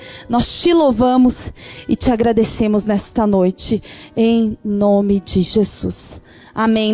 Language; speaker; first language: Portuguese; native; Portuguese